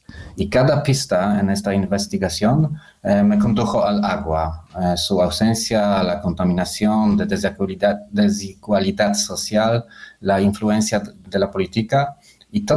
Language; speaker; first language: Spanish; non-native, learner; Polish